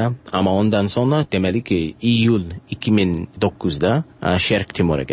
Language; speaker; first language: Turkish; non-native, fluent; English